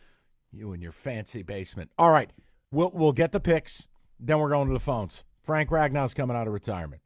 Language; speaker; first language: English; native; English